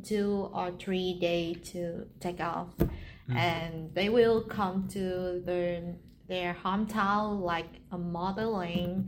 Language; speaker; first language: English; non-native, learner; Vietnamese